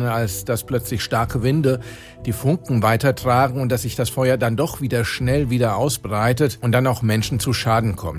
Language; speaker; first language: German; native; German